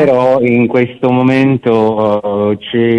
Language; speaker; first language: Italian; non-native, fluent; Russian